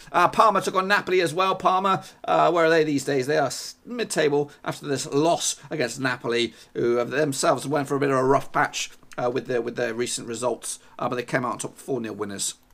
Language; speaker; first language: English; native; English